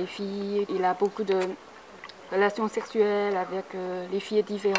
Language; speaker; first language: French; non-native, fluent; Chinese